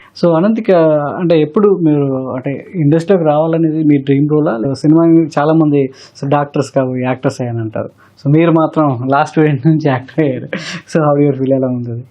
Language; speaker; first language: Telugu; native; Telugu